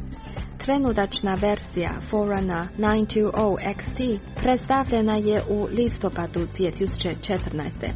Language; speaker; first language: Croatian; native; Croatian